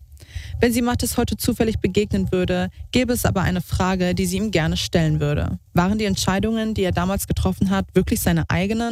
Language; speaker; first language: German; native; German